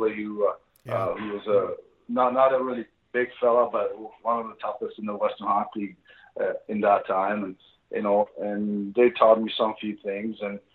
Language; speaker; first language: English; non-native, fluent; Czech